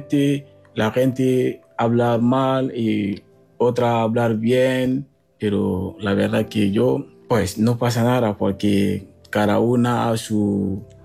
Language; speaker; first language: Spanish; non-native, fluent; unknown